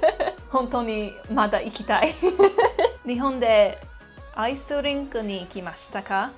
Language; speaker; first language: Japanese; non-native, learner; English